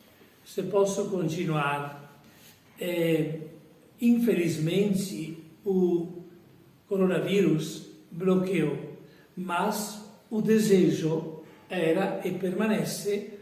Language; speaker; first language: Portuguese; non-native, fluent; Italian